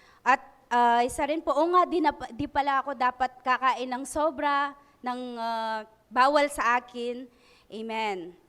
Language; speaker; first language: Filipino; non-native, local second language; Pampanga